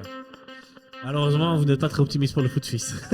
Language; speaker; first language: French; native; French